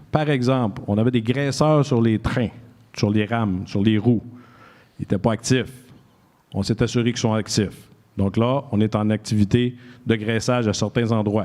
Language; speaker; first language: French; native; French